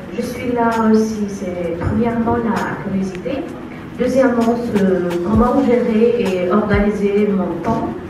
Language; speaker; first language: French; non-native, local second language; Arabic